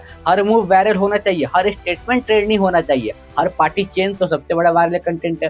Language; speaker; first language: Hindi; native; Hindi